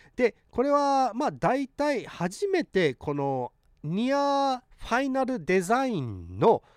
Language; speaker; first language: Japanese; early bilingual, heritage; Japanese